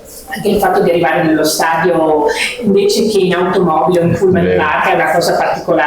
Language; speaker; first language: Italian; native; Italian